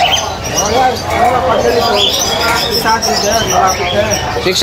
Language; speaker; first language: Filipino; native; Filipino